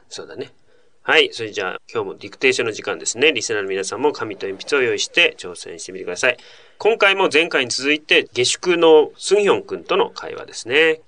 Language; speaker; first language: Japanese; native; Japanese